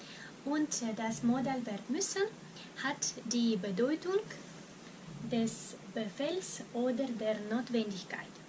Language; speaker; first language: German; non-native, fluent; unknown